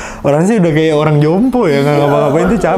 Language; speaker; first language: Indonesian; native; Indonesian